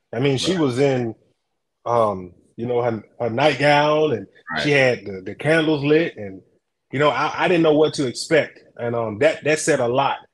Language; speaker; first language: English; native; English